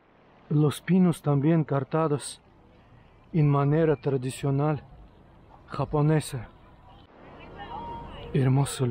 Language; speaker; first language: Spanish; non-native, learner; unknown